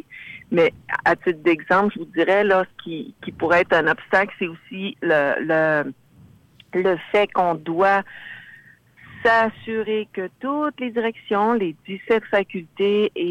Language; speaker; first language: French; native; French